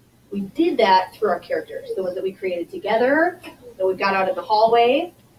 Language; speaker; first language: English; native; English